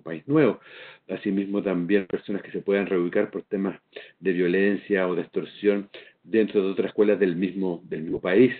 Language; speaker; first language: Spanish; native; Spanish